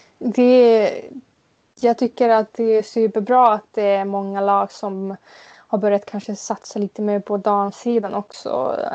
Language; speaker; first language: Swedish; non-native, local second language; Finnish